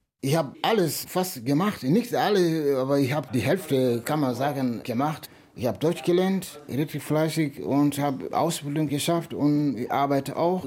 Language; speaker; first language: German; non-native, learner; Wolof